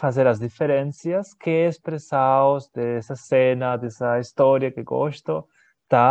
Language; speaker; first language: Portuguese; non-native, learner; Spanish